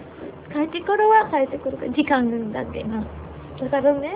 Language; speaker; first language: Japanese; non-native, learner; Filipino